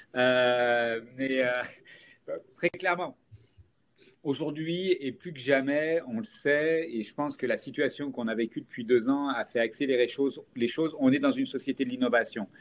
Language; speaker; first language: French; native; French